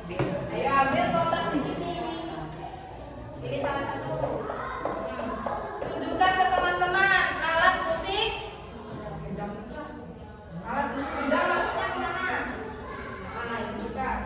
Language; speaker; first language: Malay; non-native, local second language; Javanese